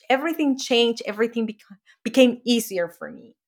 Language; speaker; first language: English; non-native, fluent; Spanish